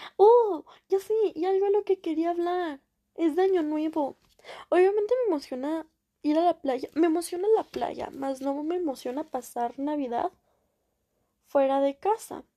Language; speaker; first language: Spanish; early bilingual, heritage; Spanish